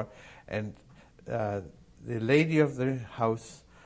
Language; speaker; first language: English; non-native, fluent; German